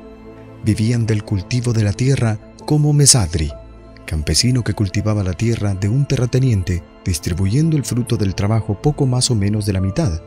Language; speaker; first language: Spanish; native; Spanish